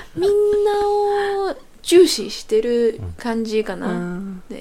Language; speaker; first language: Japanese; non-native, learner; Cantonese